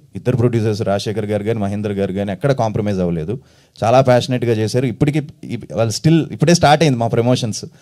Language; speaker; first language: Telugu; native; Telugu